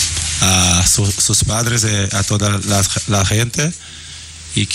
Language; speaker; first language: Spanish; non-native, learner; Portuguese